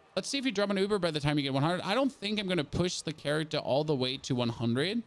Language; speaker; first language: English; non-native, fluent; German